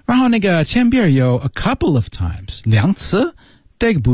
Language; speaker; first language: Chinese; non-native, fluent; English